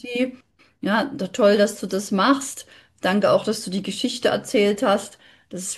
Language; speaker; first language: German; native; German